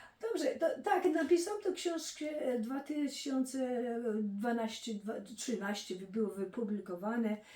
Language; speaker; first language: Polish; early bilingual, heritage; Polish